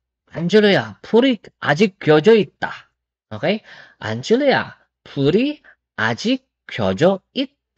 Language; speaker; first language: Korean; non-native, fluent; Filipino